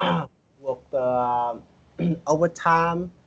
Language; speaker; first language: English; non-native, learner; Vietnamese